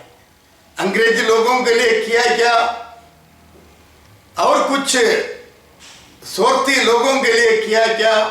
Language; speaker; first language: Hindi; non-native, local second language; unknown